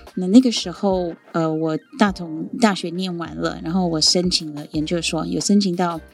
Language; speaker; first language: Chinese; non-native, fluent; Sindhi